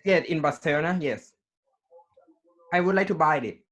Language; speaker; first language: English; non-native, learner; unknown